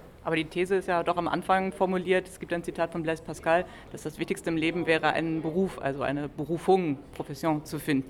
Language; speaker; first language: German; native; German